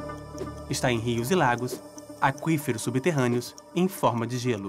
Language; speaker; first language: Portuguese; native; Portuguese